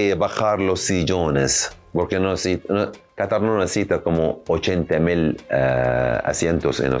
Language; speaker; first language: Spanish; non-native, learner; Arabic